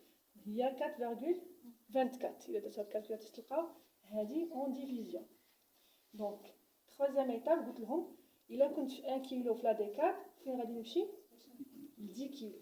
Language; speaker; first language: French; non-native, local second language; Arabic